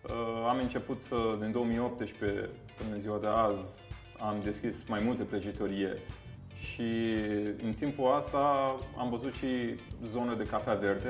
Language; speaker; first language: Romanian; non-native, fluent; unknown